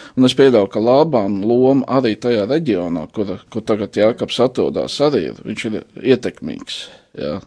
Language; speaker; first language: Latvian; native; Latvian